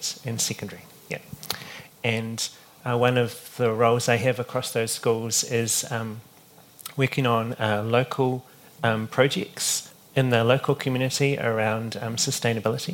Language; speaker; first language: English; native; English